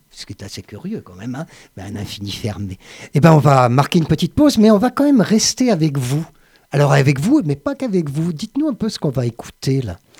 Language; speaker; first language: French; native; French